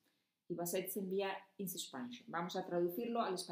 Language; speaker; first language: Spanish; non-native, fluent; German